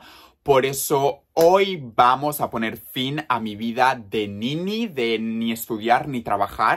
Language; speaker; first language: Spanish; native; Spanish